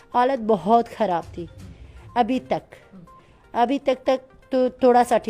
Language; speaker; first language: Hindi; non-native, fluent; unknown